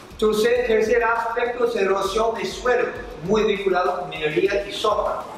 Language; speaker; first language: Spanish; non-native, fluent; English